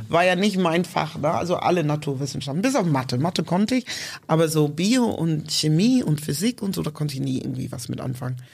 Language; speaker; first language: German; early bilingual, other home language; English